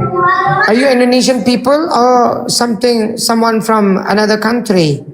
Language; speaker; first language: English; non-native, learner; Indonesian